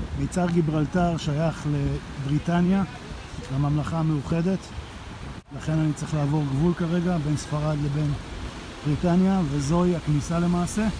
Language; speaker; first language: Hebrew; native; Hebrew